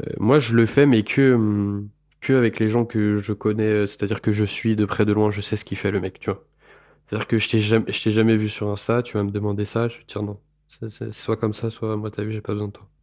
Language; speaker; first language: French; native; French